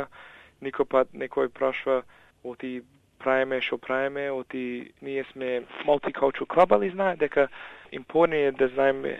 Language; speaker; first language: Macedonian; early bilingual, heritage; Macedonian